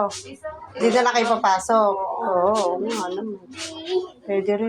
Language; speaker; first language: Filipino; native; Filipino